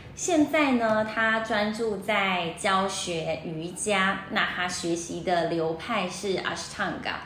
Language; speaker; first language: Chinese; native; Chinese